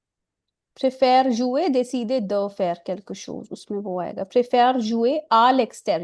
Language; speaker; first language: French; non-native, fluent; Hindi